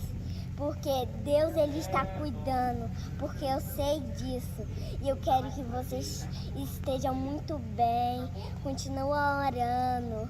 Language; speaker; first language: Portuguese; non-native, local second language; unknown